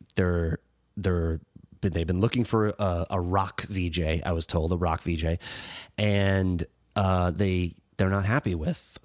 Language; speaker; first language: English; native; English